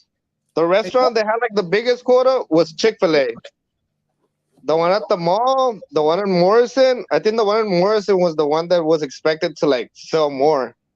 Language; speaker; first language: English; early bilingual, other home language; Spanish